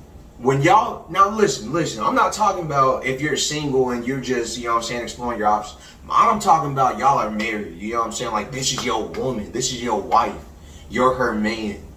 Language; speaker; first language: English; native; English